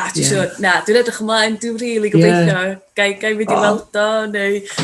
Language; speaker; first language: Welsh; native; Welsh